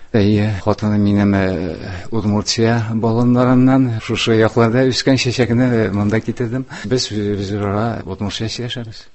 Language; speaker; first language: Tatar; non-native, local second language; Udmurt